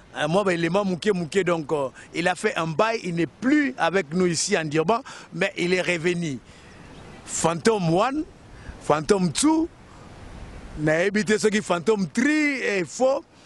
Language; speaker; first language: French; non-native, local second language; Lingala